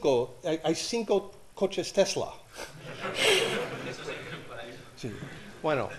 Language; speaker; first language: Spanish; non-native, learner; English